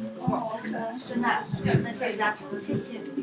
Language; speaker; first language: Chinese; native; Chinese